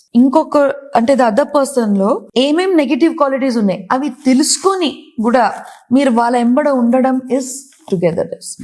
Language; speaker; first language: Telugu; non-native, local second language; Kannada